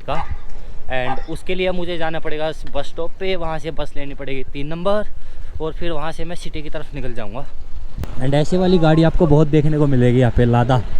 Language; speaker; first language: Hindi; native; Hindi